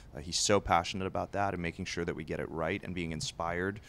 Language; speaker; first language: English; native; English